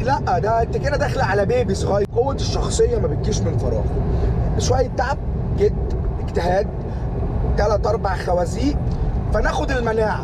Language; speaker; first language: Arabic; native; Arabic